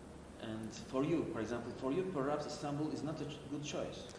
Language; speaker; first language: English; non-native, learner; Turkish